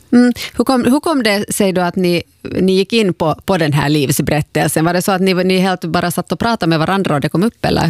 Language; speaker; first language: Swedish; native; Swedish